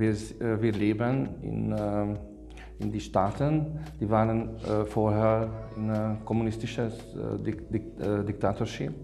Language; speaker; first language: German; non-native, learner; Hungarian